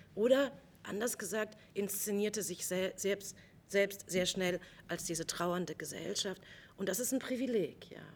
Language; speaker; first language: German; native; German